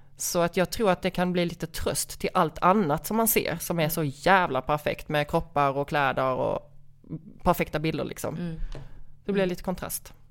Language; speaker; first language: Swedish; native; Swedish